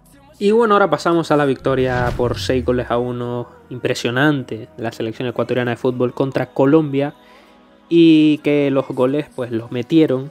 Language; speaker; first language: Spanish; native; Spanish